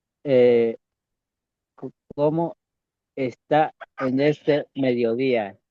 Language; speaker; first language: Spanish; non-native, local second language; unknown